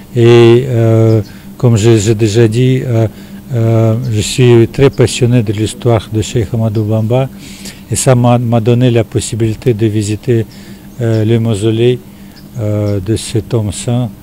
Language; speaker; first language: French; non-native, fluent; Russian